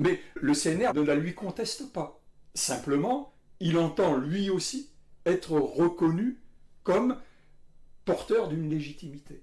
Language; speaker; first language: French; native; French